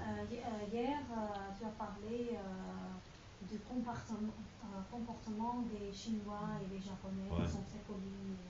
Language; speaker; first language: French; non-native, learner; Dutch